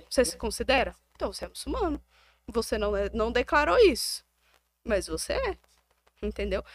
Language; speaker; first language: Portuguese; native; Portuguese